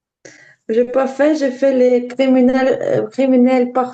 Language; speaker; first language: French; non-native, learner; Ukrainian